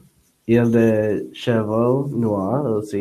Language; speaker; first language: French; non-native, learner; English